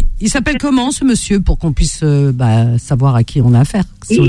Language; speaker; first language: French; native; French